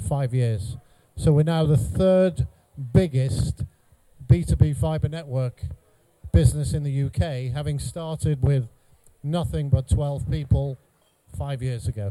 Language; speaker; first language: English; native; English